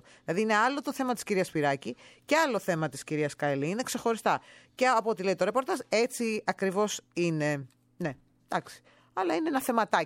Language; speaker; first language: Greek; native; Greek